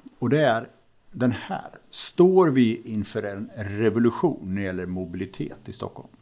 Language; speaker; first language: Swedish; native; Swedish